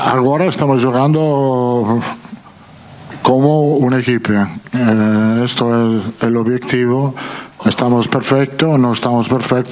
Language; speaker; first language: Portuguese; non-native, fluent; Italian